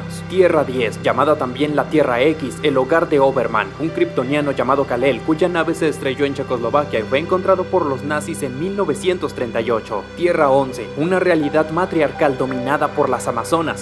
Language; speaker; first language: Spanish; native; Spanish